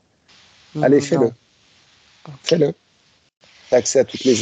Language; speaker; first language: French; native; French